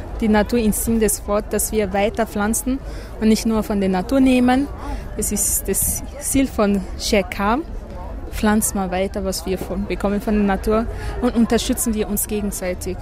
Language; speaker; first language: German; non-native, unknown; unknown